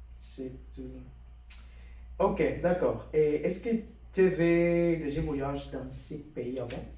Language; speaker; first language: French; non-native, learner; Spanish